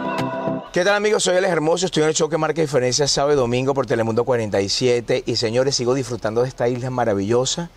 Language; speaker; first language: Spanish; native; Spanish